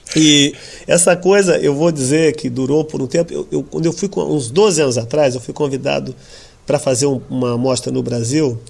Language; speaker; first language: Portuguese; native; Portuguese